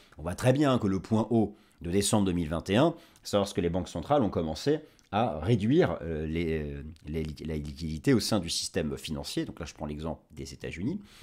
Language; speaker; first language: French; native; French